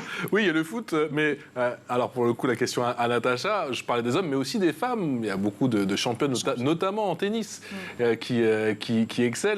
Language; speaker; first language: French; native; French